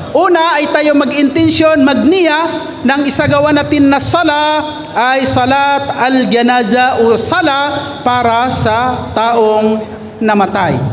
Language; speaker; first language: Filipino; non-native, local second language; Maguindanaon